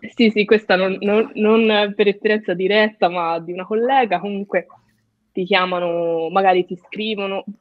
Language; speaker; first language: Italian; native; Italian